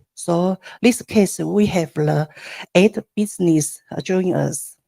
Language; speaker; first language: English; non-native, learner; Chinese